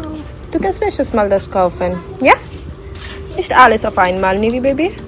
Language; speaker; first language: German; non-native, learner; Telugu